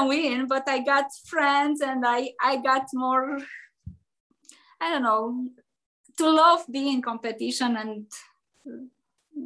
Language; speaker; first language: English; non-native, learner; Romanian